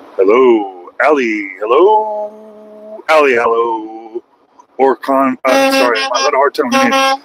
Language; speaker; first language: English; native; English